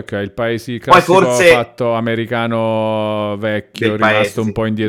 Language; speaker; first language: Italian; native; Italian